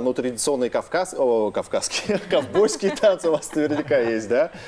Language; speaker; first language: Russian; native; Russian